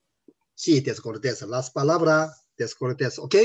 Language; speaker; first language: Spanish; non-native, learner; Korean